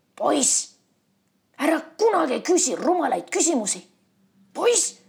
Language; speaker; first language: Estonian; non-native, local second language; Russian